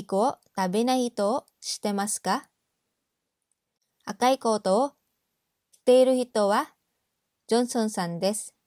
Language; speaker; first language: Japanese; non-native, fluent; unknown